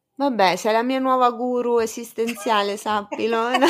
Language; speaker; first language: Italian; native; Italian